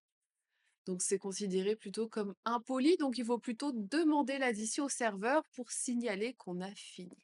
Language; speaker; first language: French; native; French